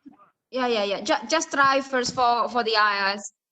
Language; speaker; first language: English; non-native, fluent; Indonesian